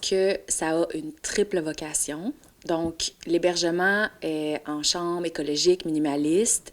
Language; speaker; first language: French; native; French